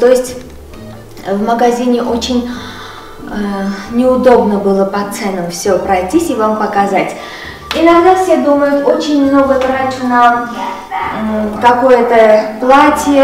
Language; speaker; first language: Russian; non-native, local second language; Armenian